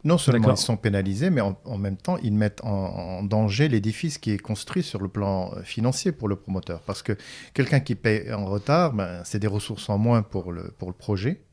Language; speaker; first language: French; non-native, local second language; Arabic